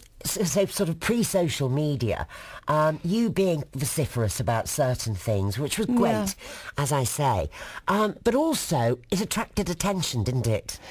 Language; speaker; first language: English; native; English